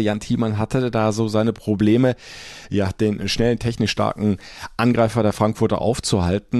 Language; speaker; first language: German; native; German